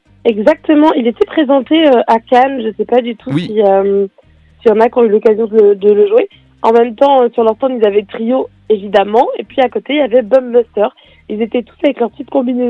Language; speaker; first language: French; native; French